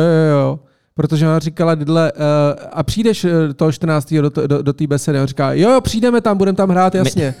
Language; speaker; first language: Czech; native; Czech